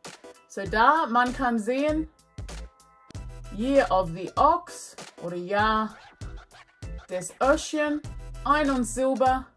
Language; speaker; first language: German; non-native, learner; English